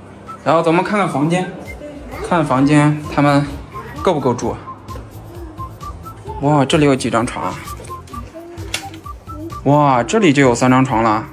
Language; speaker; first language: Chinese; native; Chinese